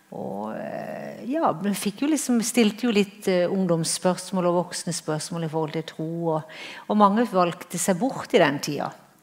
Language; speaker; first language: Norwegian; native; Norwegian